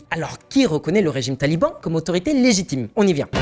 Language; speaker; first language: French; native; French